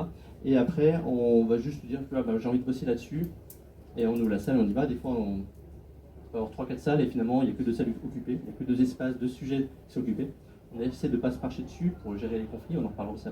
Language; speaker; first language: French; native; French